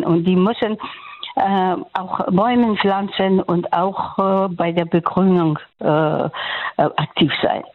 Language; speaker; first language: German; non-native, learner; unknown